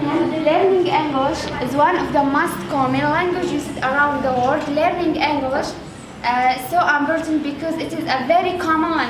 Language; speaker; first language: English; non-native, learner; Arabic